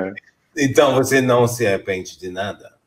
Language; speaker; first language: Portuguese; non-native, fluent; French